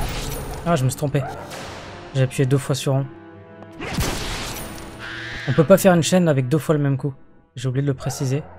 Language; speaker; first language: French; native; French